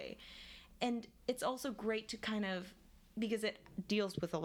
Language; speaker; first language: English; non-native, fluent; Korean